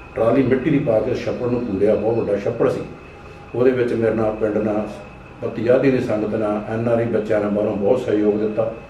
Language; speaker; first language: Punjabi; native; Punjabi